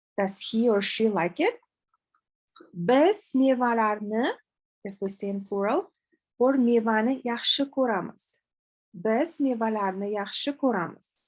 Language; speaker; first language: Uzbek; native; Uzbek